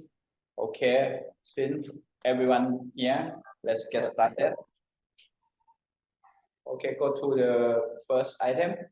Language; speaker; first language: English; non-native, learner; Thai